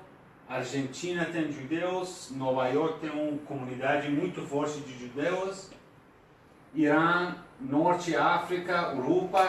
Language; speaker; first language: Portuguese; non-native, fluent; Persian